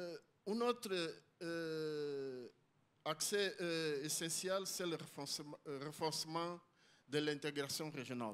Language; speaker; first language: French; non-native, learner; Portuguese